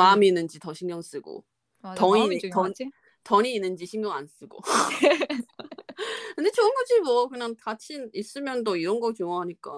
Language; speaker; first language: Korean; non-native, fluent; Chinese